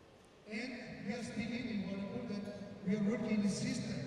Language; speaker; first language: English; non-native, learner; Italian